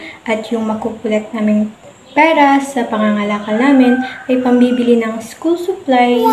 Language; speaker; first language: Filipino; native; Filipino